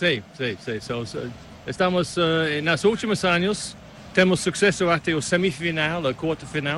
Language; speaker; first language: Portuguese; non-native, learner; English